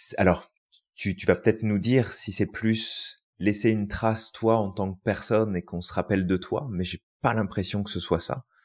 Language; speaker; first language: French; native; French